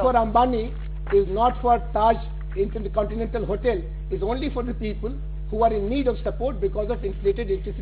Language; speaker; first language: English; non-native, local second language; Hindi